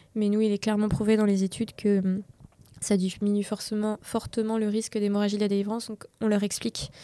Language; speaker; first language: French; native; French